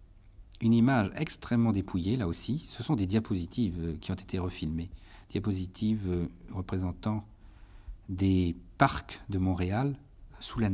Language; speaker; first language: French; native; French